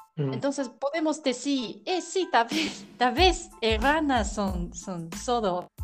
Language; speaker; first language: Spanish; non-native, learner; Chinese